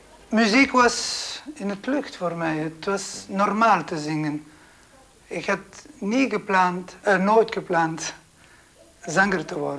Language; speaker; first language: Dutch; non-native, local second language; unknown